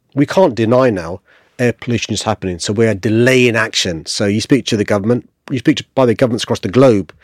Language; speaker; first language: English; native; English